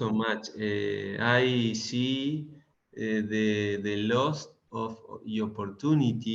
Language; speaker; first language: English; non-native, learner; Spanish